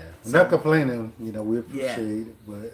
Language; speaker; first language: English; native; English